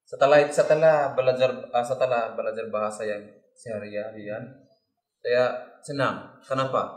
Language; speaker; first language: Indonesian; non-native, learner; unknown